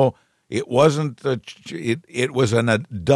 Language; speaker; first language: English; native; English